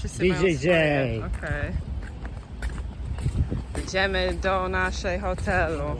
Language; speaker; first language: Polish; non-native, fluent; English